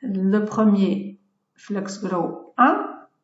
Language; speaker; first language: French; non-native, local second language; Arabic